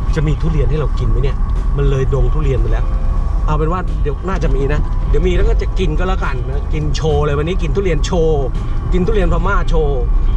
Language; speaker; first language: Thai; native; Thai